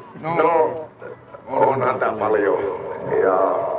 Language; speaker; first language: Finnish; native; Finnish